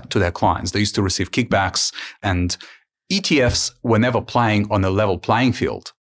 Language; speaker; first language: English; early bilingual, other home language; Ukrainian